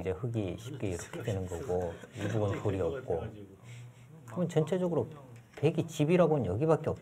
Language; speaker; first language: Korean; native; Korean